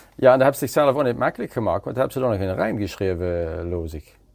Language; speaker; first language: Dutch; non-native, local second language; Limburgish